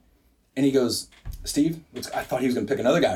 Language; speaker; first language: English; native; English